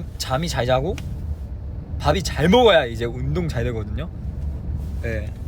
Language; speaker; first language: Korean; non-native, fluent; Chinese